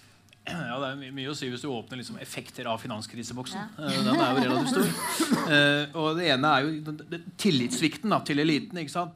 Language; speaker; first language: Norwegian; native; Norwegian